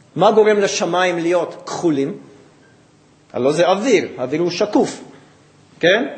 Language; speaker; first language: Hebrew; non-native, fluent; English